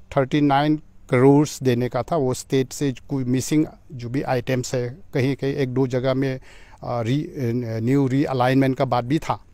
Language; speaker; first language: Hindi; non-native, local second language; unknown